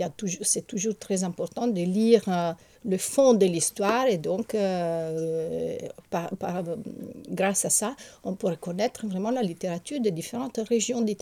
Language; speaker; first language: French; non-native, fluent; Italian